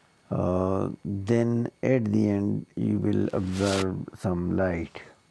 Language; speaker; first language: English; non-native, local second language; Urdu